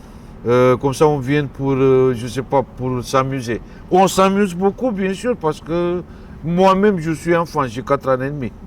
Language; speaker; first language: French; non-native, fluent; Romanian